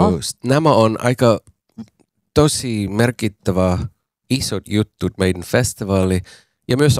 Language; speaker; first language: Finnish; non-native, learner; English